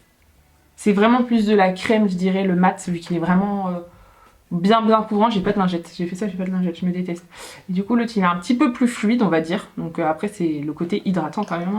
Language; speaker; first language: French; native; French